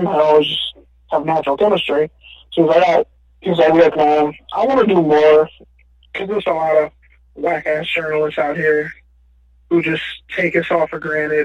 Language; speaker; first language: English; native; English